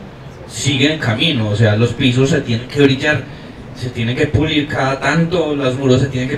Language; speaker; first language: Spanish; native; Spanish